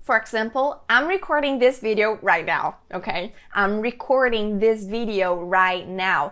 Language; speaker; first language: English; non-native, fluent; Portuguese